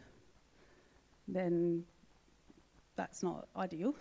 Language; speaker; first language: English; native; English